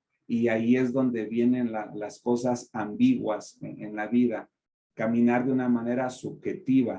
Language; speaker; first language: Spanish; native; Spanish